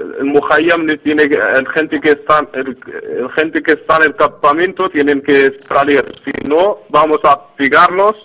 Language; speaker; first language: Spanish; non-native, learner; Arabic